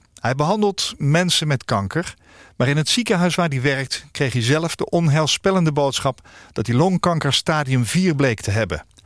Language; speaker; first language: Dutch; native; Dutch